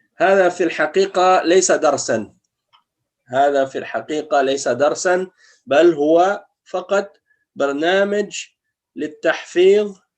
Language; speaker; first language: Arabic; non-native, fluent; French